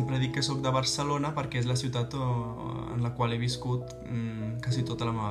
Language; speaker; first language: Catalan; early bilingual, other home language; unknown